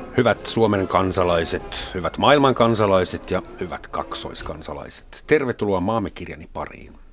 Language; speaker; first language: Finnish; non-native, fluent; German